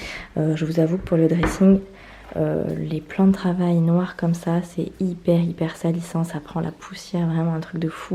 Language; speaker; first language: French; native; French